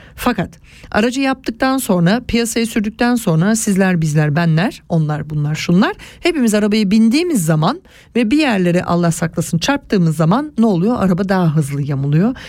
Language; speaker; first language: Turkish; early bilingual, heritage; Turkish